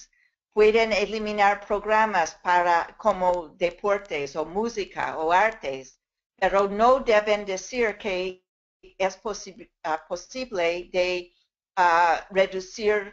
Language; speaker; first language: Spanish; non-native, fluent; English